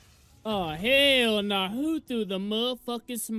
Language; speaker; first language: English; native; English